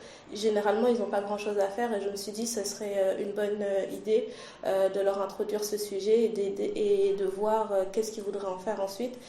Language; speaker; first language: French; early bilingual, other home language; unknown